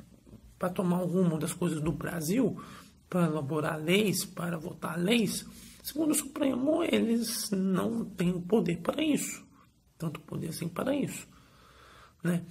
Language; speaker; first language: Portuguese; native; Portuguese